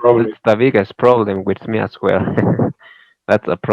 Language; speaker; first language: English; non-native, learner; Spanish